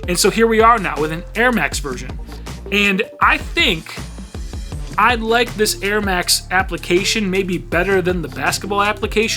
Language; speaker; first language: English; native; English